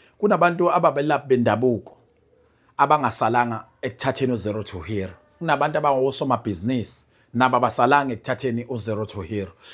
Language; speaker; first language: Zulu; native; Zulu